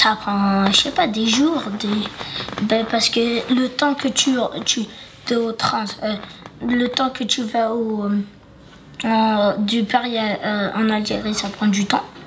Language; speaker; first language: French; early bilingual, other home language; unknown